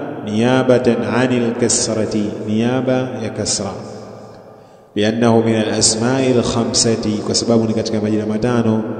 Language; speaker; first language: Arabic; non-native, fluent; Swahili